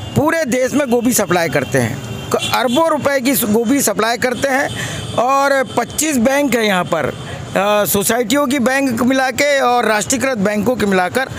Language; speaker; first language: Hindi; native; Hindi